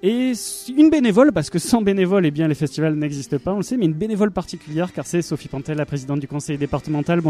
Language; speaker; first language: French; native; French